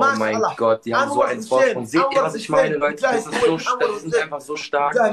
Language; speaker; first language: German; early bilingual, other home language; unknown